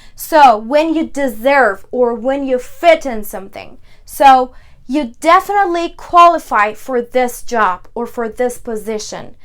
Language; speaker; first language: English; non-native, fluent; Persian